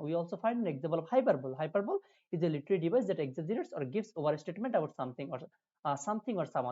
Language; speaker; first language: English; non-native, local second language; Bangla